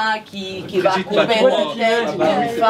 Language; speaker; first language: French; non-native, fluent; Serbian